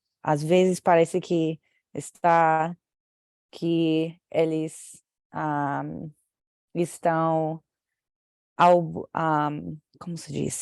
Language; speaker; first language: Portuguese; non-native, fluent; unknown